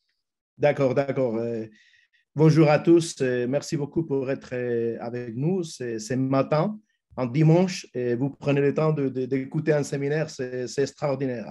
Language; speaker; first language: French; non-native, fluent; Spanish